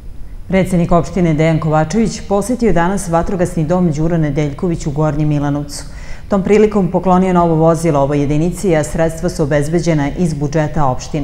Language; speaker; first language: Serbian; native; Serbian